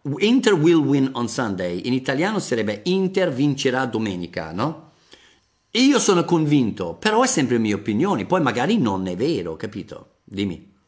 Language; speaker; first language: Italian; non-native, fluent; English